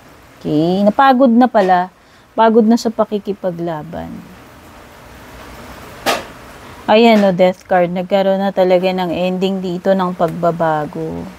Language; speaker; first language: Filipino; native; Filipino